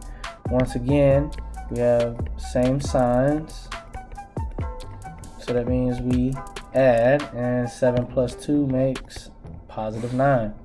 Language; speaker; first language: English; native; English